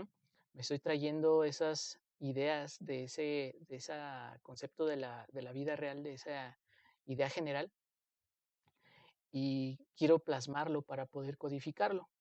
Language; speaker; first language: Spanish; native; Spanish